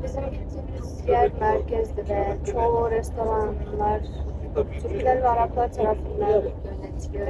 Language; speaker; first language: Turkish; non-native, fluent; Kyrgyz